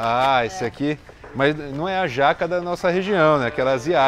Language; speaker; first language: Portuguese; native; Portuguese